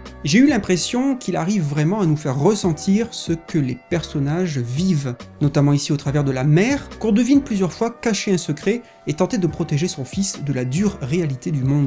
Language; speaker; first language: French; native; French